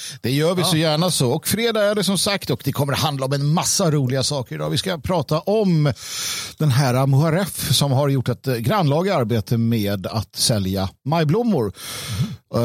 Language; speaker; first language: Swedish; native; Swedish